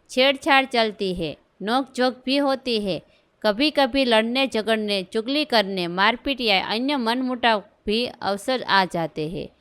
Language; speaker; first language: Hindi; non-native, local second language; Gujarati